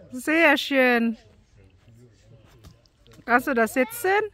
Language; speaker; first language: German; non-native, learner; Filipino